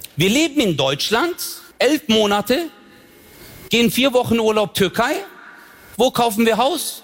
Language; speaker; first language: German; early bilingual, other home language; Turkish